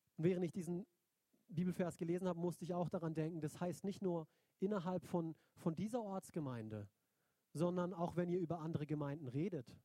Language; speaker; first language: German; native; German